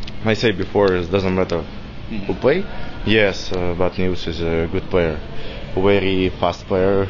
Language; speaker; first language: English; non-native, learner; Russian